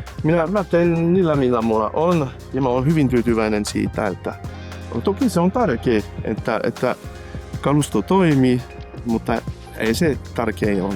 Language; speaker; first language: Finnish; non-native, fluent; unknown